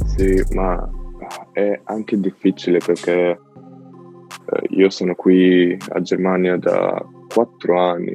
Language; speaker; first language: Italian; non-native, learner; Albanian